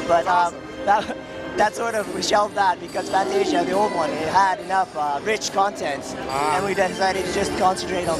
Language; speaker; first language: English; non-native, fluent; Japanese